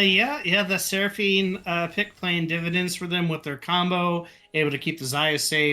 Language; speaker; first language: English; native; English